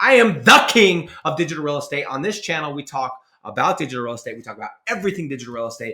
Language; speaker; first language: English; native; English